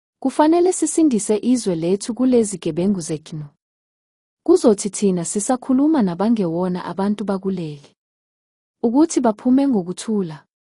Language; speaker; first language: Zulu; native; Zulu